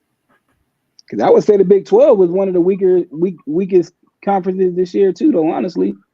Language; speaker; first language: English; native; English